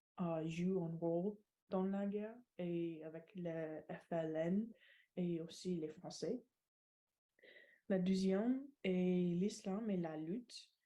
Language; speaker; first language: French; non-native, learner; English